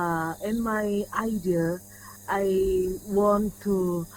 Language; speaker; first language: English; non-native, learner; Indonesian